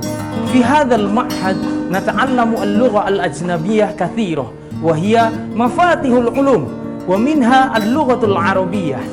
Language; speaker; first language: Arabic; non-native, fluent; Indonesian